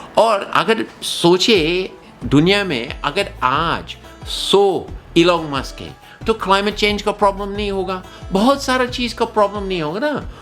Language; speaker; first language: Hindi; non-native, fluent; English